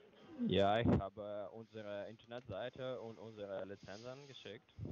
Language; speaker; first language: German; non-native, learner; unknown